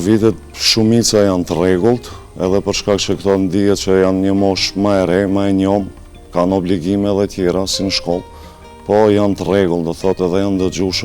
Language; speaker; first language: Albanian; native; Albanian